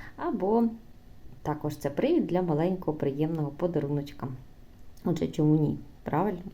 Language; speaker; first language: Ukrainian; non-native, local second language; Russian